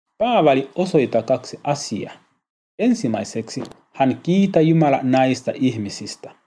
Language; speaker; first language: Finnish; non-native, learner; Swahili